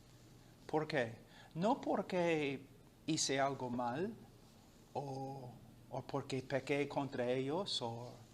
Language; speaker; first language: Spanish; non-native, fluent; English